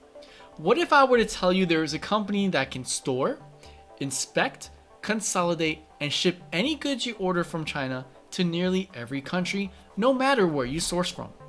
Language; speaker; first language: English; native; English